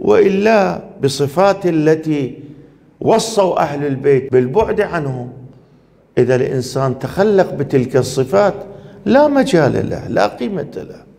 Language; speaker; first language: Arabic; non-native, fluent; Persian